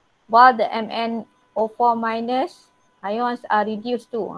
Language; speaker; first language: English; non-native, local second language; Malay